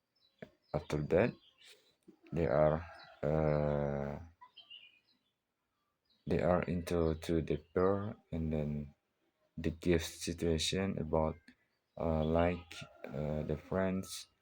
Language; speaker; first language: English; non-native, learner; Indonesian